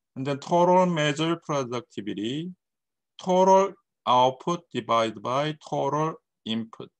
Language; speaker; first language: English; non-native, fluent; Korean